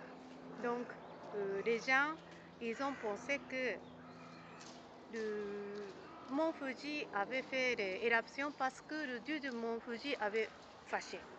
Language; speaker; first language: French; non-native, learner; Japanese